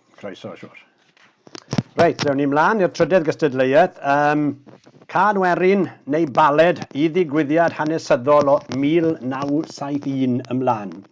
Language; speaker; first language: Welsh; native; Welsh